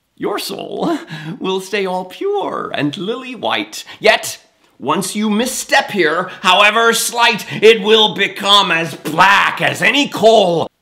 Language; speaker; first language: English; native; English